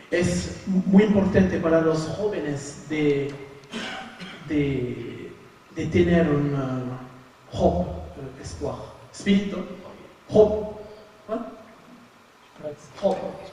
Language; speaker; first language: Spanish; non-native, learner; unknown